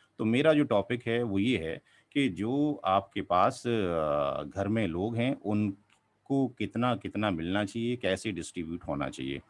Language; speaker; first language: Hindi; native; Hindi